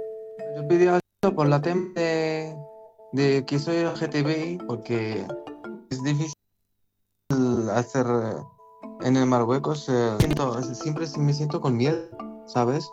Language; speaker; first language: Spanish; non-native, learner; Arabic